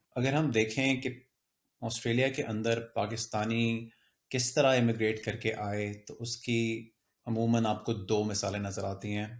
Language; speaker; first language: Urdu; native; Urdu